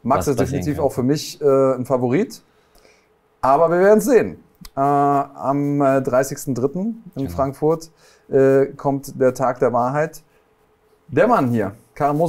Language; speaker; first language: German; native; German